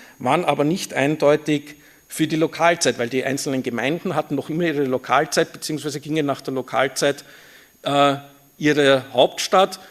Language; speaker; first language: German; native; German